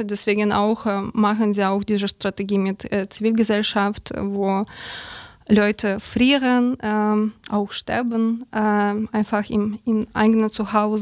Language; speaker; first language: German; non-native, learner; Ukrainian